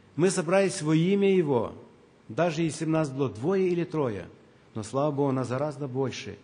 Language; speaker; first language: Russian; non-native, local second language; Ukrainian